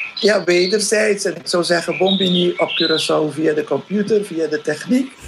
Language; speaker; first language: Dutch; non-native, local second language; Papiamento